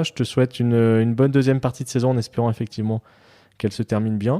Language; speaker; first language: French; native; French